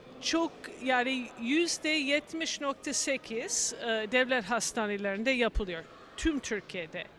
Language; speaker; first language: Turkish; non-native, fluent; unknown